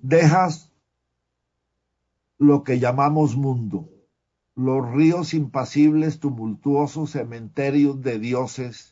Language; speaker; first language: Spanish; native; Spanish